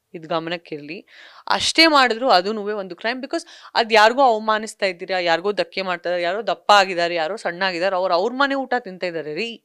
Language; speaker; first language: Kannada; non-native, local second language; Sindhi